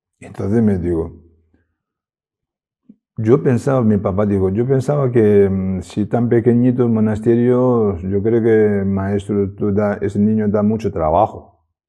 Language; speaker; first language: Spanish; non-native, learner; Tibetan